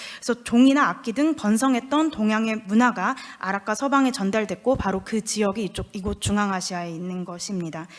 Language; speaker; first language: Korean; native; Korean